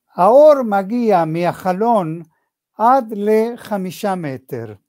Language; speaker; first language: Hebrew; non-native, fluent; Spanish